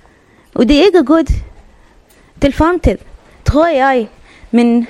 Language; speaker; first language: Danish; non-native, learner; Arabic